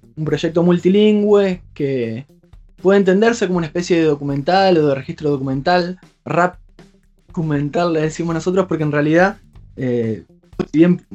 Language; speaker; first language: Spanish; native; Spanish